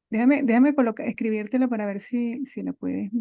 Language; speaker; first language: Spanish; native; Spanish